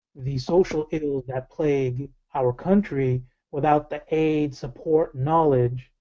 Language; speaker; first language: English; native; English